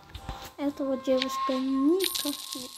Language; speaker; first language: Russian; non-native, learner; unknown